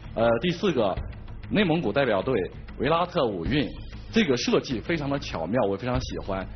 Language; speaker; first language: Chinese; native; Chinese